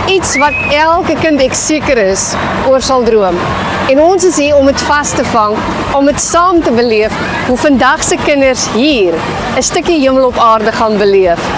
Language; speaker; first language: Afrikaans; native; Afrikaans